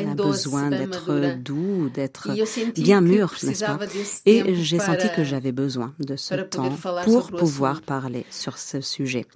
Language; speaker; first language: French; non-native, fluent; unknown